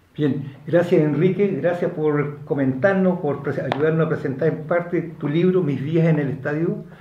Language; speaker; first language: Spanish; native; Spanish